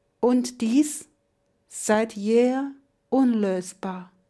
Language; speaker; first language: German; non-native, fluent; Chinese